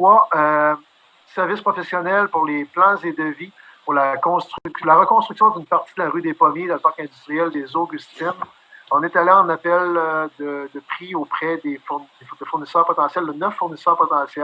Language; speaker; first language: French; native; French